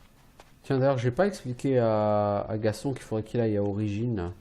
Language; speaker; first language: French; native; French